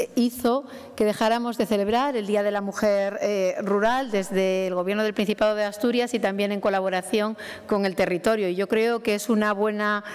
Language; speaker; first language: Spanish; native; Spanish